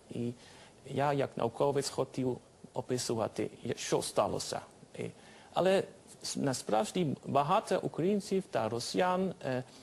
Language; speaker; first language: Ukrainian; non-native, fluent; Dutch